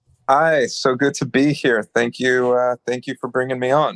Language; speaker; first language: English; native; English